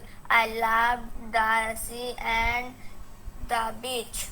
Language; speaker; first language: English; non-native, learner; Bangla